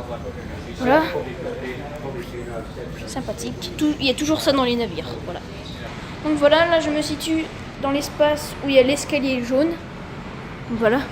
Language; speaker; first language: French; native; French